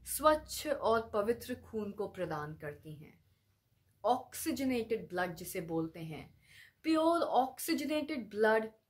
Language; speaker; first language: Hindi; native; Hindi